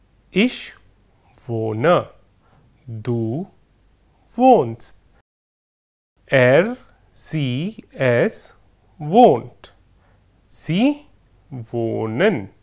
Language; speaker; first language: German; non-native, fluent; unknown